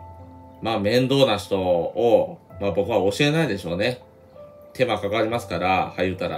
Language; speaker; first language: Japanese; native; Japanese